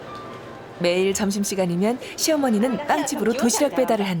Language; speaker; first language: Korean; native; Korean